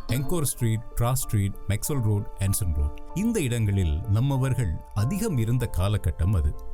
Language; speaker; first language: Tamil; native; Tamil